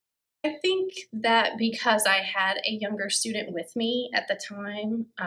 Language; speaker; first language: English; native; English